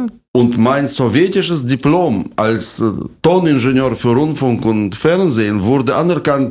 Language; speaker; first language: German; non-native, fluent; Russian